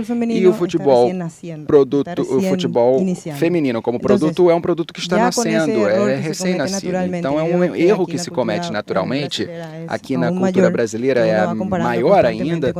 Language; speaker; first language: Portuguese; non-native, learner; Spanish